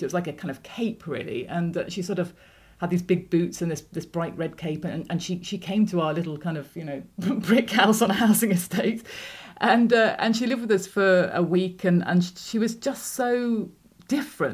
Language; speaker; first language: English; native; English